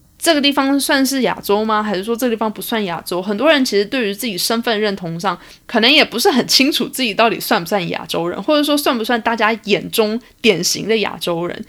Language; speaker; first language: Chinese; early bilingual, heritage; Chinese